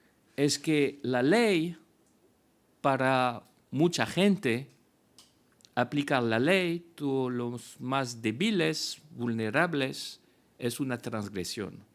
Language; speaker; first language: Spanish; non-native, fluent; French